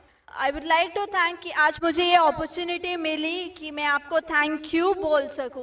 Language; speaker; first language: Hindi; native; Hindi